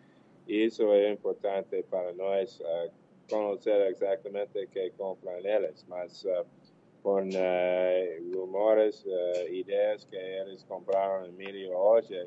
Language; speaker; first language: Portuguese; non-native, fluent; English